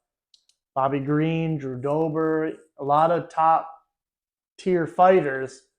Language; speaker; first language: English; native; English